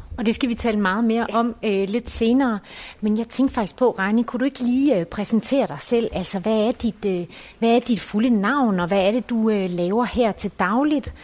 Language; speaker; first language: Danish; native; Danish